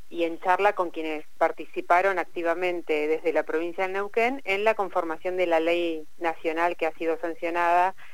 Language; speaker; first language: Spanish; native; Spanish